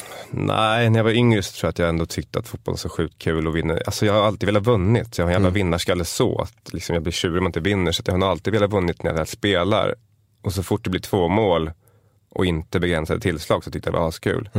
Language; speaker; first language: Swedish; native; Swedish